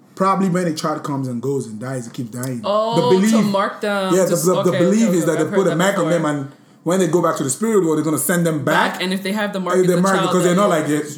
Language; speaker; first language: English; non-native, local second language; Yoruba